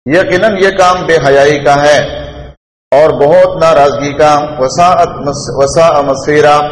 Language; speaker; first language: Urdu; non-native, local second language; Pashto